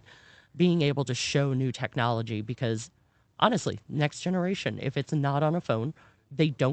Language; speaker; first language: English; native; English